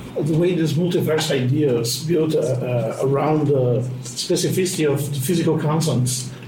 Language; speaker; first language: English; non-native, fluent; Portuguese